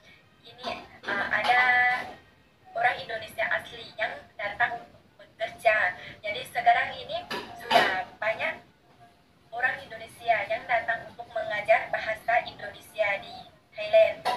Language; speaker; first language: Indonesian; non-native, fluent; Thai